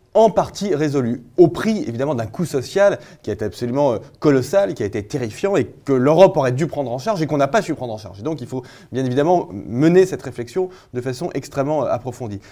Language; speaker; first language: French; native; French